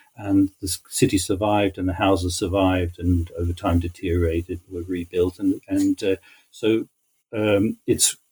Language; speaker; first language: English; native; English